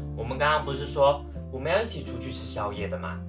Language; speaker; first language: Chinese; native; Chinese